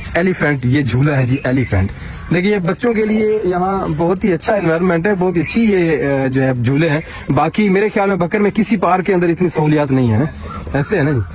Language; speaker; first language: Urdu; non-native, local second language; Punjabi